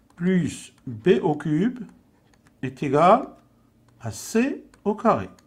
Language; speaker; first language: French; non-native, local second language; Arabic